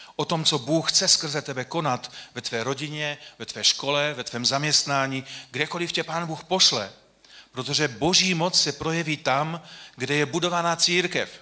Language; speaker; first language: Czech; non-native, local second language; Polish